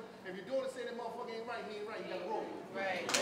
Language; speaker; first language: English; native; English